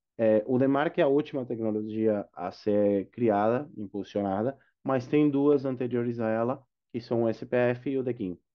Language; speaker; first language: Portuguese; non-native, fluent; Spanish